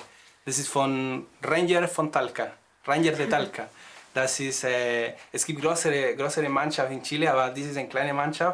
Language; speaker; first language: German; non-native, learner; Spanish